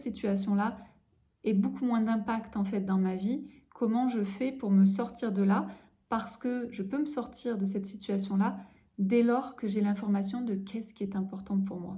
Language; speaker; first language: French; native; French